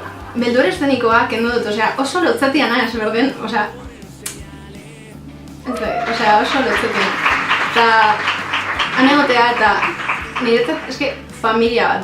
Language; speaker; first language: Basque; non-native, local second language; Spanish